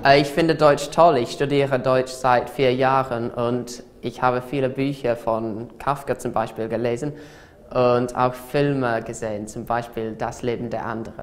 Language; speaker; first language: German; non-native, fluent; English